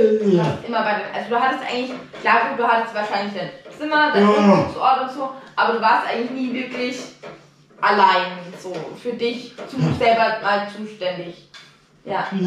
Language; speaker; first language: German; native; German